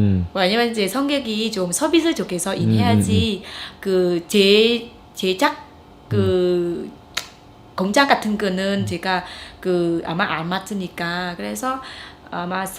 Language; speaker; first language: Korean; non-native, fluent; Vietnamese